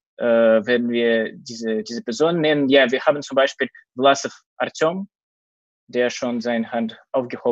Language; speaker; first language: German; non-native, fluent; Russian